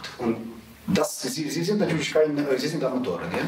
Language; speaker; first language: German; non-native, learner; Ukrainian